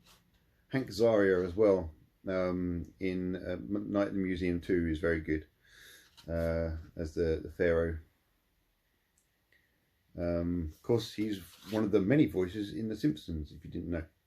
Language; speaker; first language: English; native; English